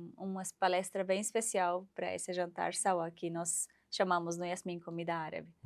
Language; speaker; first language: Portuguese; non-native, fluent; Arabic